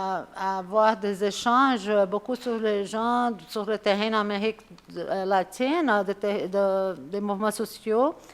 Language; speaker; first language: French; non-native, fluent; Spanish